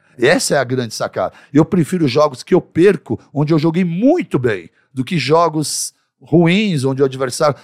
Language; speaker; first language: Portuguese; early bilingual, other home language; Arabic